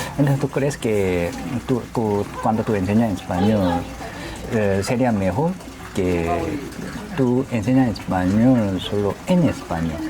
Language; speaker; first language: Spanish; non-native, learner; Korean